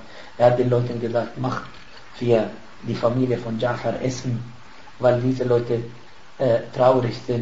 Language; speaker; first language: German; non-native, fluent; Arabic